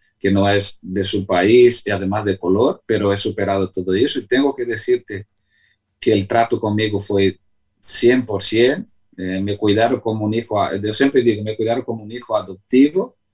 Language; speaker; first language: Spanish; non-native, fluent; Portuguese